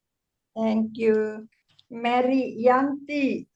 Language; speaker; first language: English; non-native, fluent; Indonesian